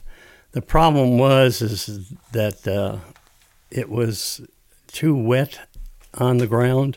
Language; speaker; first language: English; native; English